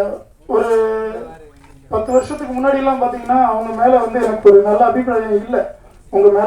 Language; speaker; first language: Tamil; native; Tamil